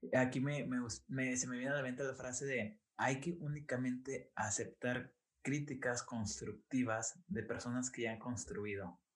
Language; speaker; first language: Spanish; native; Spanish